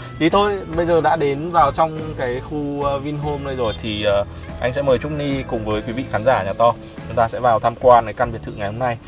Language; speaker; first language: Vietnamese; native; Vietnamese